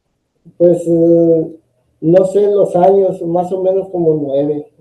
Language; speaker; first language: Spanish; native; Spanish